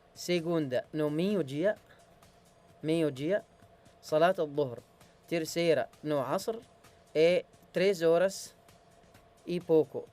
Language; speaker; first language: Portuguese; non-native, learner; Arabic